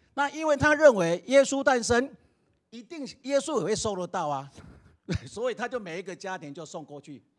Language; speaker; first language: Chinese; native; Chinese